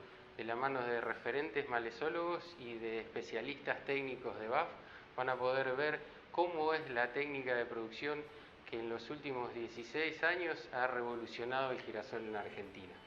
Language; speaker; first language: Spanish; native; Spanish